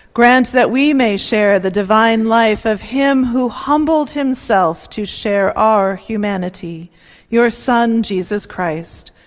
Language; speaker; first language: English; native; English